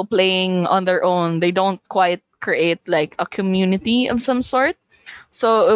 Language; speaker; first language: English; non-native, local second language; Hiligaynon